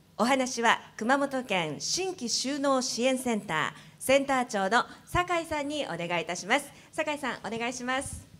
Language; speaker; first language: Japanese; native; Japanese